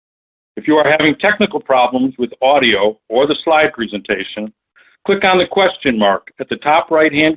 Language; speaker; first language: English; native; English